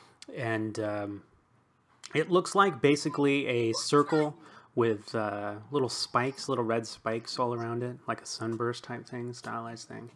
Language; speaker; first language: English; native; English